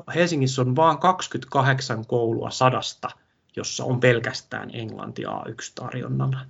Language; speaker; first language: Finnish; non-native, local second language; English